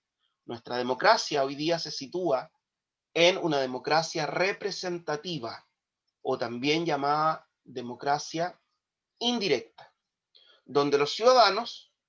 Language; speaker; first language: Spanish; native; Spanish